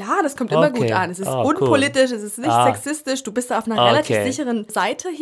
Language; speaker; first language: German; native; German